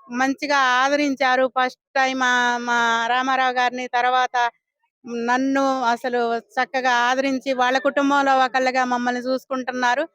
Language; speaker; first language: Telugu; native; Telugu